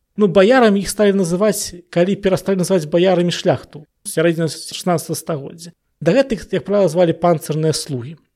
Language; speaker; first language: Belarusian; non-native, local second language; Russian